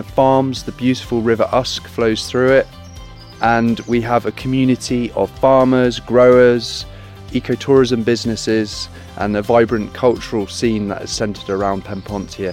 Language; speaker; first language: English; native; English